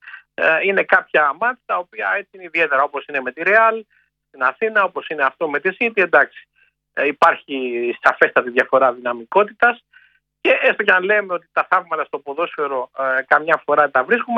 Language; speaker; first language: Greek; native; Greek